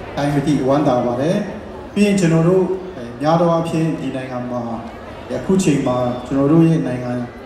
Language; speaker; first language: Burmese; non-native, local second language; Kachin